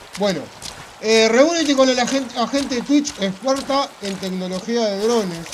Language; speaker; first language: Spanish; native; Spanish